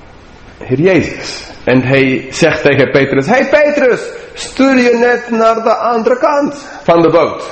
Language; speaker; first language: Dutch; non-native, fluent; English